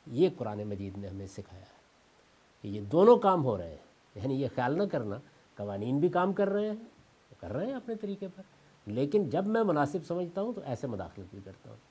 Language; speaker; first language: Urdu; non-native, local second language; Punjabi